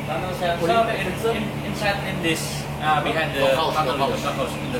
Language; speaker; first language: English; non-native, learner; Indonesian